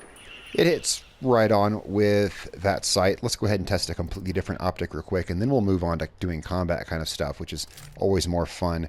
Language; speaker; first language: English; native; English